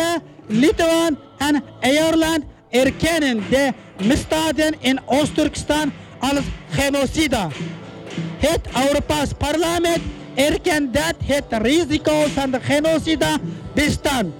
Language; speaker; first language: Dutch; non-native, learner; Uyghur